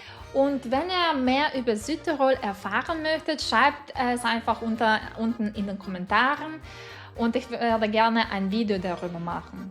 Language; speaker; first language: German; non-native, fluent; Russian